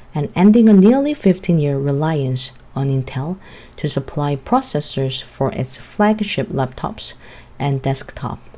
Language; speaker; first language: English; non-native, fluent; Korean